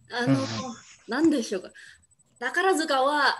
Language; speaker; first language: Japanese; non-native, learner; Indonesian